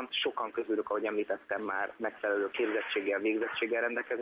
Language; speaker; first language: Hungarian; native; Hungarian